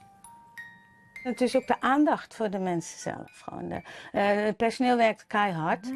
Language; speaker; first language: Dutch; native; Dutch